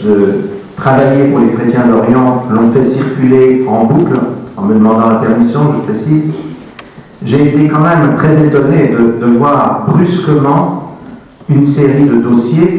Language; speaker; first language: French; native; French